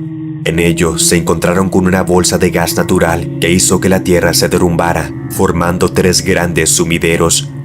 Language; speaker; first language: Spanish; native; Spanish